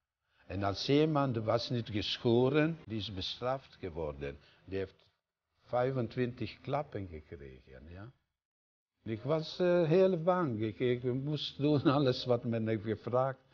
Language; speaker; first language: Dutch; non-native, fluent; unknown